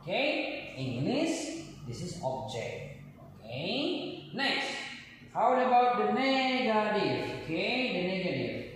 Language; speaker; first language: English; non-native, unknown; Indonesian